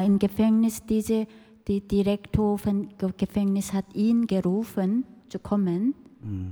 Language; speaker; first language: German; non-native, fluent; Korean